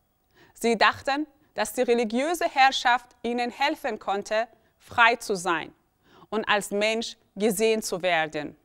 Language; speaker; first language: German; early bilingual, other home language; Persian